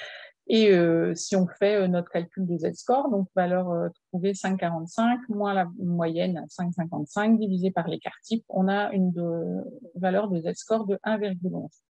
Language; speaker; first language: French; native; French